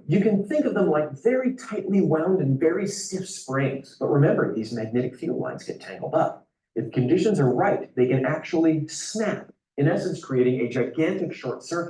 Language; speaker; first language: English; native; English